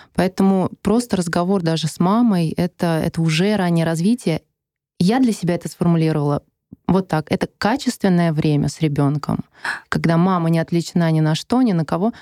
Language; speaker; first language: Russian; native; Russian